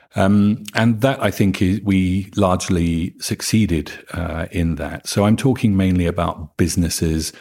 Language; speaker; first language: English; native; English